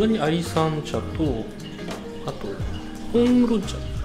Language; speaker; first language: Japanese; native; Japanese